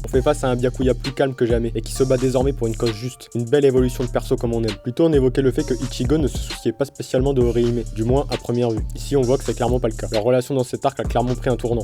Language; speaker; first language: French; native; French